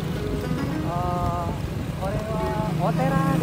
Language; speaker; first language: Japanese; non-native, learner; Indonesian